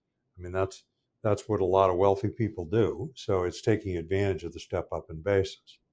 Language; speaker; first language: English; native; English